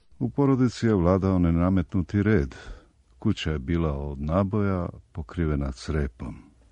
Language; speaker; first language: Serbian; native; Serbian